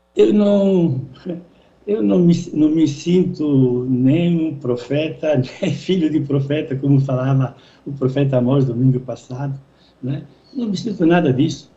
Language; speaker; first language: Portuguese; non-native, fluent; Italian